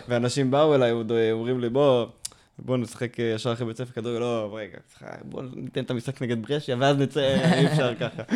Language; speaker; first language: Hebrew; native; Hebrew